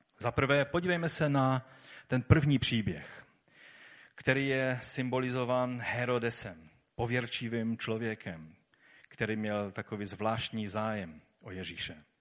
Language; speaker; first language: Czech; native; Czech